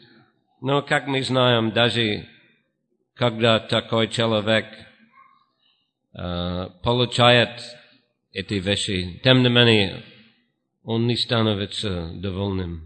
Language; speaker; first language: Russian; non-native, fluent; English